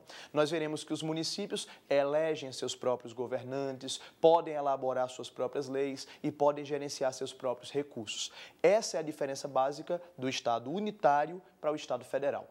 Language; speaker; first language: Portuguese; native; Portuguese